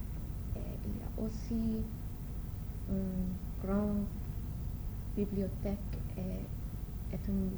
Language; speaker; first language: French; non-native, learner; English